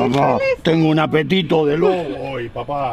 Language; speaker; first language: Spanish; native; Spanish